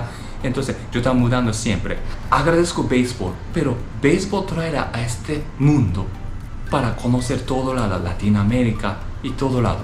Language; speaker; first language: Spanish; non-native, learner; Japanese